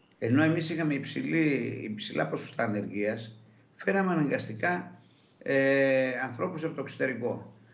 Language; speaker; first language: Greek; native; Greek